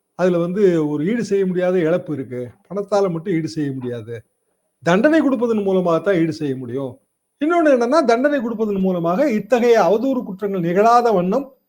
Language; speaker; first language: Tamil; native; Tamil